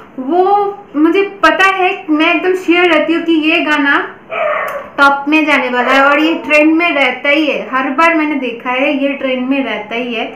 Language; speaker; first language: Hindi; non-native, local second language; Bangla